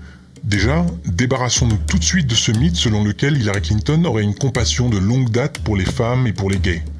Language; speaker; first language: French; native; French